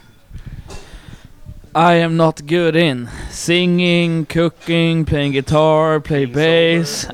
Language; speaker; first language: English; non-native, fluent; Swedish